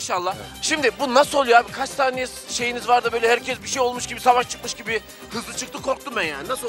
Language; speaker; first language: Turkish; native; Turkish